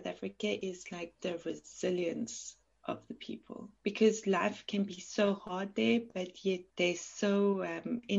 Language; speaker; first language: English; native; English